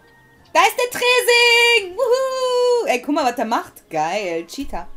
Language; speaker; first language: German; native; German